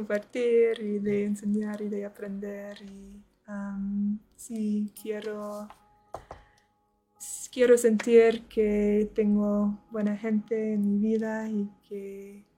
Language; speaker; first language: Spanish; non-native, learner; English